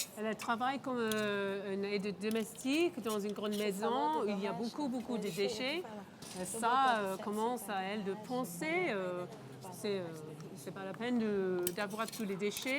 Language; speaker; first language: French; non-native, local second language; English